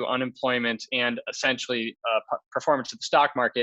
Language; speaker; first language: English; native; English